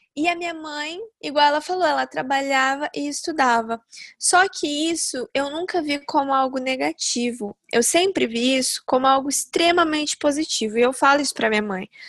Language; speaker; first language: Portuguese; native; Portuguese